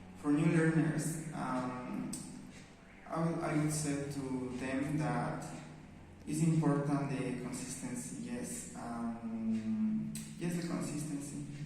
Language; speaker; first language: English; non-native, learner; Spanish